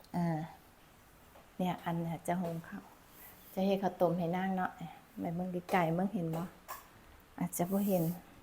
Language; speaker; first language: Thai; non-native, local second language; Northeastern Thai